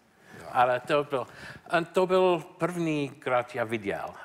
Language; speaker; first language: Czech; non-native, learner; English